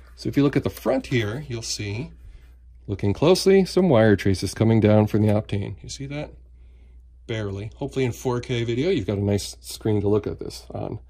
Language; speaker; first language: English; native; English